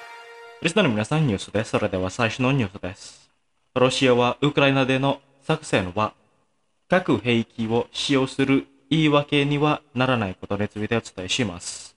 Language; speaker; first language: Japanese; non-native, fluent; Indonesian